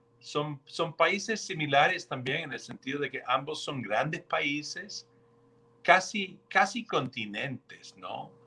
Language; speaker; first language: Spanish; non-native, fluent; English